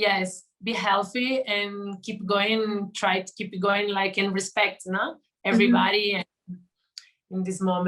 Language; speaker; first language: English; non-native, learner; Portuguese